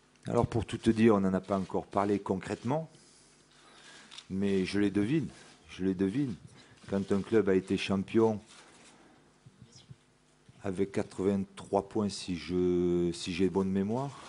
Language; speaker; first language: French; native; French